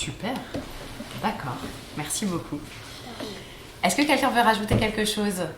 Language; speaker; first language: French; native; French